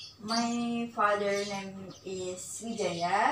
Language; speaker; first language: English; non-native, learner; Indonesian